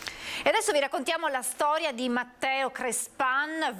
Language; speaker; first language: Italian; native; Italian